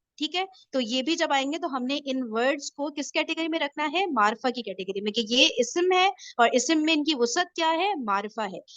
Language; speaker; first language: Urdu; native; Urdu